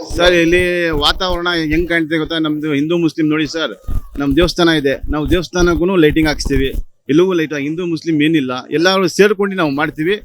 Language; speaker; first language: Kannada; non-native, local second language; Urdu